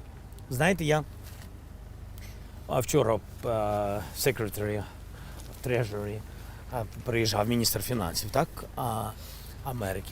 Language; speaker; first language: Ukrainian; non-native, local second language; Russian